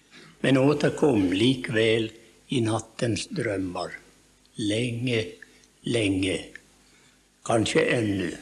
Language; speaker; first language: Swedish; native; Swedish